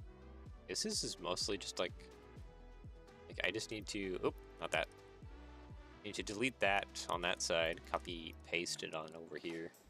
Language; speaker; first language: English; native; English